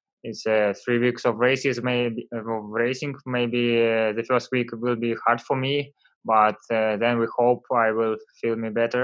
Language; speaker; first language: English; non-native, learner; Russian